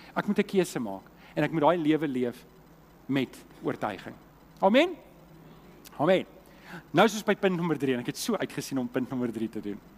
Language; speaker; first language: Afrikaans; native; Afrikaans